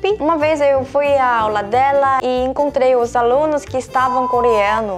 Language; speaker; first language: Portuguese; non-native, fluent; Korean